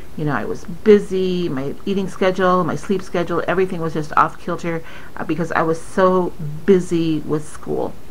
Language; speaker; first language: English; native; English